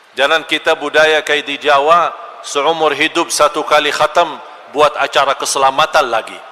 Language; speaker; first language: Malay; non-native, fluent; Arabic